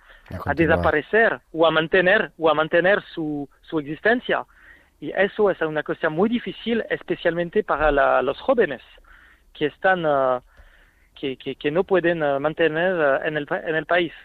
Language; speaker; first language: Spanish; non-native, fluent; French